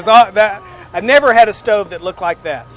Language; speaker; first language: English; native; English